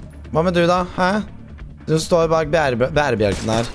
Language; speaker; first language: Norwegian; native; Norwegian